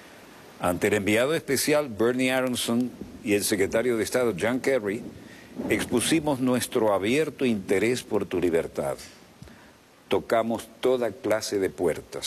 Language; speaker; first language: Spanish; native; Spanish